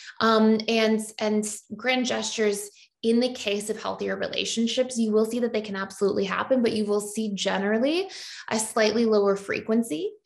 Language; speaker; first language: English; native; English